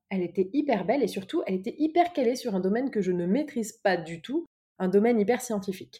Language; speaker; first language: French; native; French